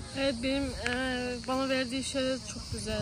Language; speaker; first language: Turkish; early bilingual, heritage; Turkish